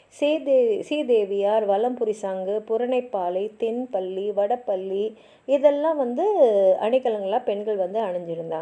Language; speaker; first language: Tamil; native; Tamil